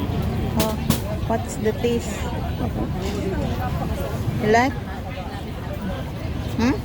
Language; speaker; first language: English; non-native, learner; Filipino